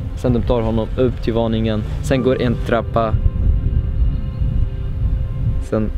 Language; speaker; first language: Swedish; non-native, fluent; Arabic